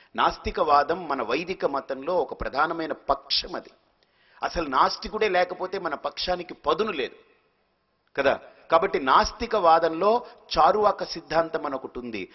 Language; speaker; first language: Telugu; native; Telugu